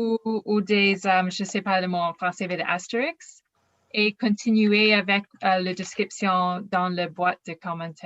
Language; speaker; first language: French; non-native, learner; English